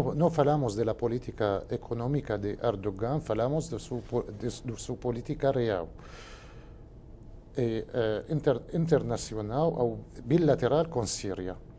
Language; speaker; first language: Portuguese; non-native, fluent; Spanish